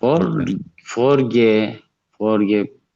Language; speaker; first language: German; non-native, learner; Turkish